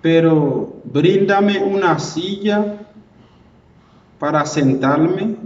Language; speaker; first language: Spanish; non-native, fluent; Haitian Creole